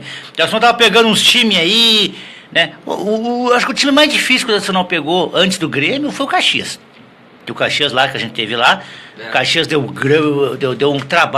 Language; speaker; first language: Portuguese; native; Portuguese